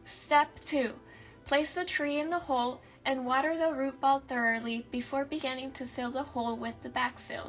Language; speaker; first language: English; native; English